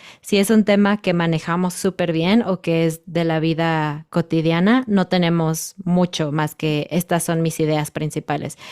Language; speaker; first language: Spanish; native; Spanish